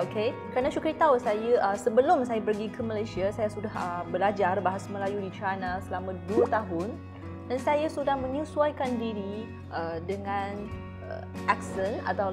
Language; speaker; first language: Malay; non-native, fluent; Chinese